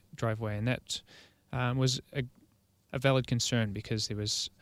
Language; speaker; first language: English; native; English